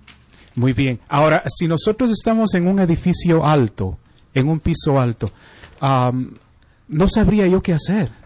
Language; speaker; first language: Spanish; native; Spanish